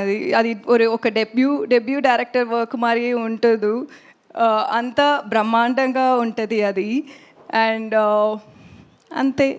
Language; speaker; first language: Telugu; non-native, learner; Tamil